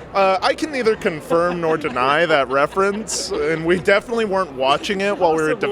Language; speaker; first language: English; native; English